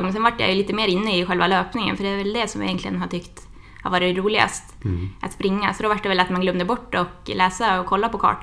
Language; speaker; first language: Swedish; native; Swedish